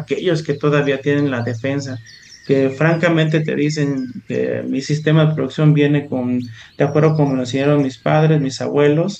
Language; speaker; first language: Spanish; native; Spanish